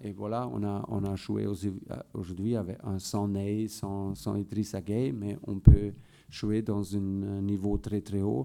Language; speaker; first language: French; non-native, fluent; German